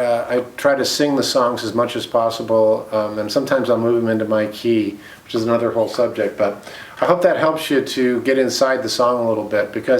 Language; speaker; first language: English; native; English